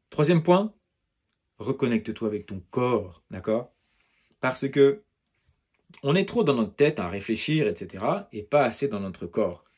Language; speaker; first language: French; native; French